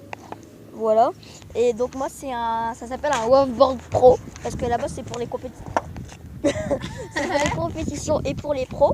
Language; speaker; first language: French; native; French